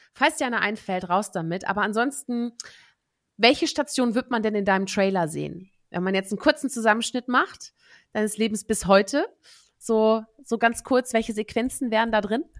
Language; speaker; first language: German; native; German